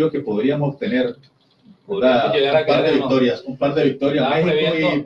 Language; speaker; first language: Spanish; native; Spanish